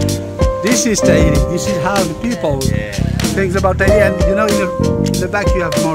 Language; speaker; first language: English; non-native, fluent; French